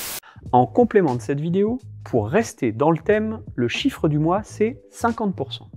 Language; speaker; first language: French; native; French